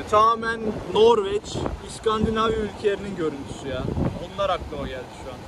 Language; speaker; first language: Turkish; native; Turkish